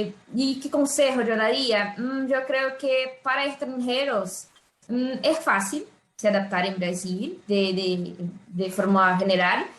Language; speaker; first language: Spanish; non-native, fluent; Portuguese